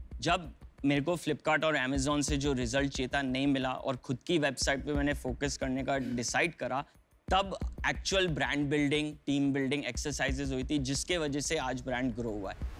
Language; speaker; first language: Hindi; early bilingual, heritage; Hindi